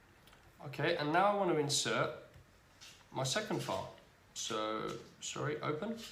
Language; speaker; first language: English; native; English